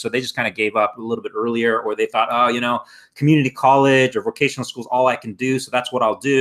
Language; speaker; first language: English; native; English